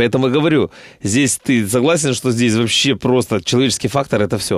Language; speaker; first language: Russian; native; Russian